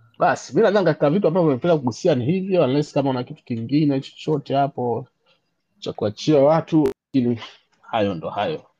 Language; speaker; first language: Swahili; native; Swahili